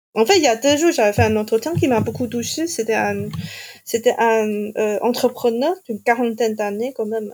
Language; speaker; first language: French; non-native, fluent; Chinese